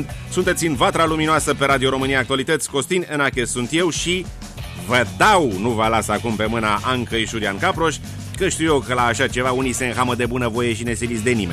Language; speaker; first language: Romanian; native; Romanian